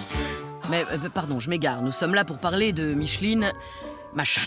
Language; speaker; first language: French; native; French